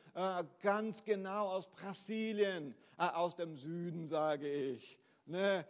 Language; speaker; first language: German; non-native, fluent; Portuguese